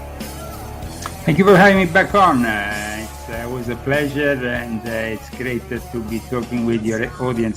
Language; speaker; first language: English; non-native, fluent; Italian